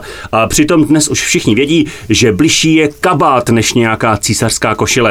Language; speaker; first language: Czech; native; Czech